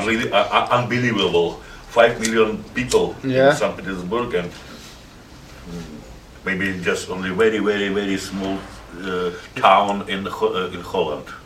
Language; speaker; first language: English; non-native, learner; Russian